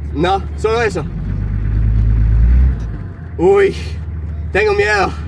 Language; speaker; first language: Spanish; non-native, learner; English